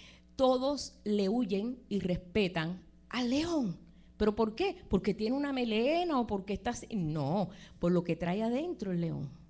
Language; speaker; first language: Spanish; native; Spanish